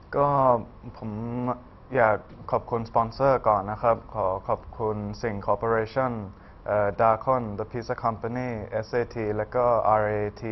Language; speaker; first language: Thai; early bilingual, heritage; Thai